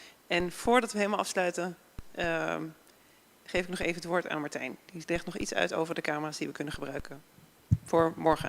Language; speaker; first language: Dutch; native; Dutch